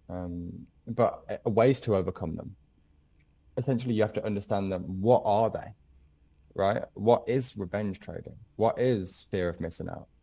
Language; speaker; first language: English; native; English